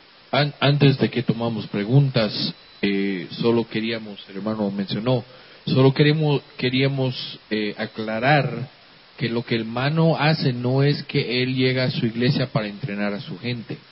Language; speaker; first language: Spanish; native; Spanish